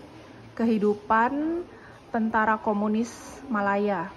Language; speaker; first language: Indonesian; native; Indonesian